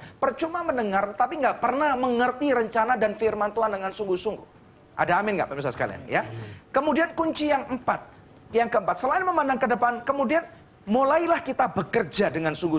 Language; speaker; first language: Indonesian; native; Indonesian